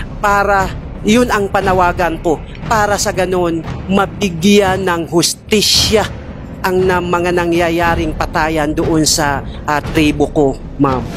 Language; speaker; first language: Filipino; non-native, local second language; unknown